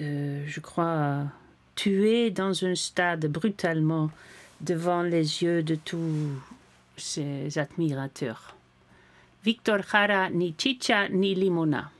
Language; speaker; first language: French; non-native, fluent; Dutch